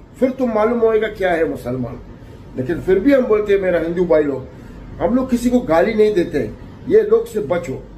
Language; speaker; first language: Hindi; non-native, learner; Arabic